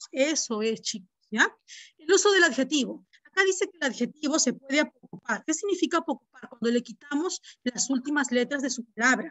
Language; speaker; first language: Spanish; native; Spanish